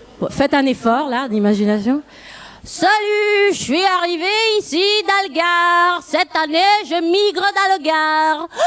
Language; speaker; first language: French; non-native, fluent; Italian